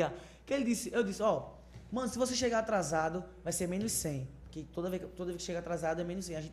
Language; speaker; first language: Portuguese; native; Portuguese